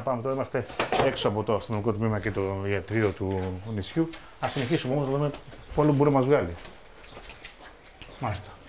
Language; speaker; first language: Greek; native; Greek